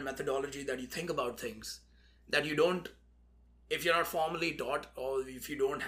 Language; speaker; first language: English; non-native, local second language; Hindi